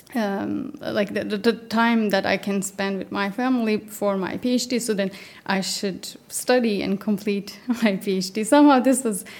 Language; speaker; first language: English; non-native, fluent; Turkish